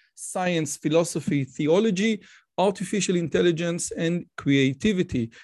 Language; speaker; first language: English; non-native, fluent; Hebrew